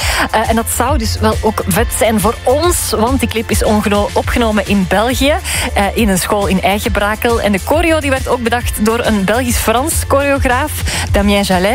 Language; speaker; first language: Dutch; native; Dutch